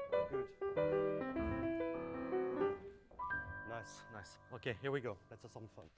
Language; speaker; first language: English; non-native, fluent; French